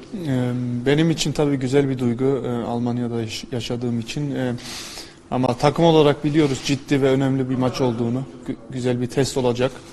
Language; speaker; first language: Turkish; early bilingual, heritage; Turkish